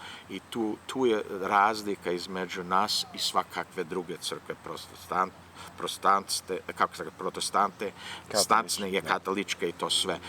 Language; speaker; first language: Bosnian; early bilingual, heritage; Serbian